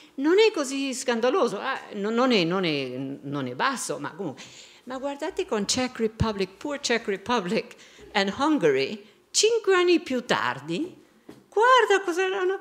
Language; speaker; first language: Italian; non-native, fluent; Spanish